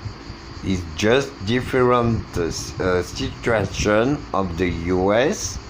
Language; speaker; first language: English; non-native, learner; French